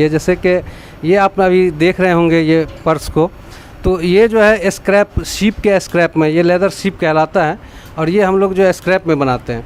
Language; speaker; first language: Hindi; native; Hindi